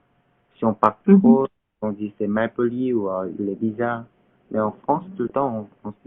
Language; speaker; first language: French; non-native, learner; Korean